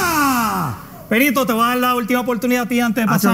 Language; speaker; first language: Spanish; native; Spanish